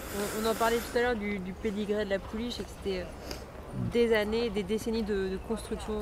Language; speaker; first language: French; native; French